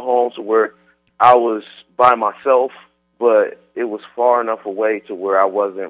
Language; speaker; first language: English; native; English